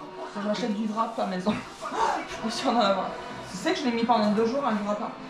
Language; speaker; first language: French; native; French